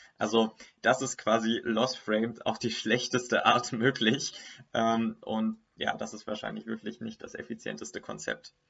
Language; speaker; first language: German; native; German